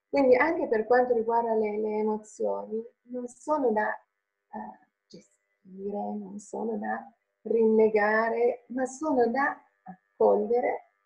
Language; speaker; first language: Italian; non-native, fluent; Finnish